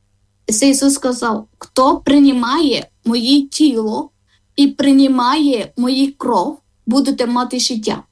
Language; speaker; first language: Ukrainian; non-native, learner; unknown